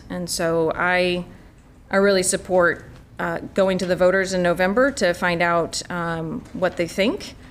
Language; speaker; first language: English; native; English